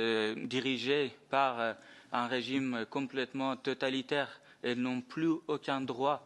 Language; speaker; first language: French; non-native, fluent; Persian